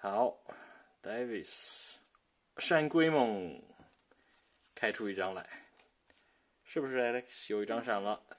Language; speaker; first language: Chinese; native; Chinese